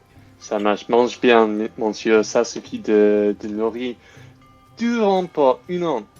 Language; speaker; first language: French; non-native, learner; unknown